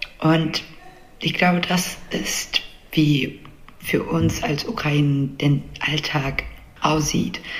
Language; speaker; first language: German; non-native, fluent; Russian